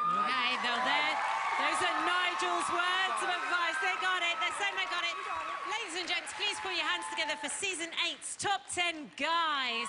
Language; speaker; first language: English; native; English